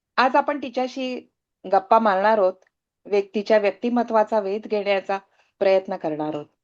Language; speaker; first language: Marathi; native; Marathi